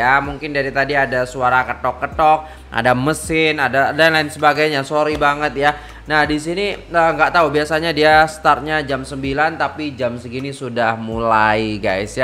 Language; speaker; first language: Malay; non-native, local second language; Javanese